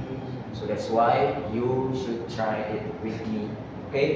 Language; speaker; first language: English; non-native, learner; Indonesian